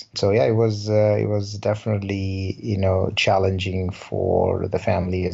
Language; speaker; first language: English; non-native, local second language; Rajasthani